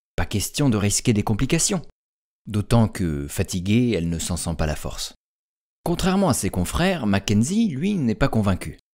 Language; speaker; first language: French; native; French